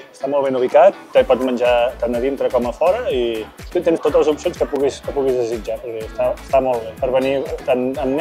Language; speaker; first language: Catalan; native; Catalan